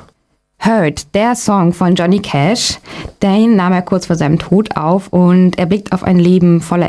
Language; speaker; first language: German; native; German